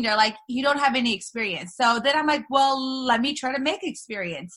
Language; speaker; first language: English; native; English